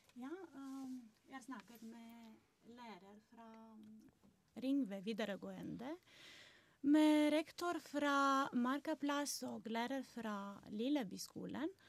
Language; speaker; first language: Norwegian; non-native, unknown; Romanian